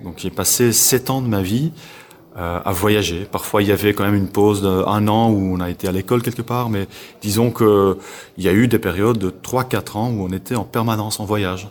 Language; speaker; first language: French; non-native, local second language; Dutch